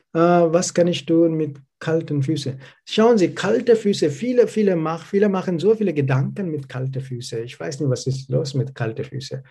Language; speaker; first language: German; non-native, learner; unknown